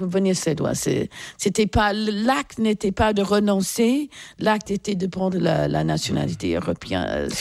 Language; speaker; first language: French; non-native, fluent; English